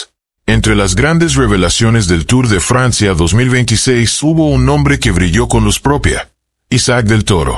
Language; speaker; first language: Spanish; native; Spanish